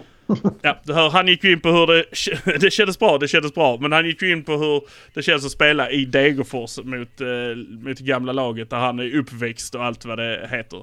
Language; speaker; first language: Swedish; native; Swedish